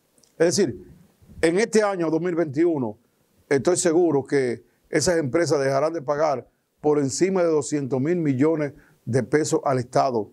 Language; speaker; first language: Spanish; native; Spanish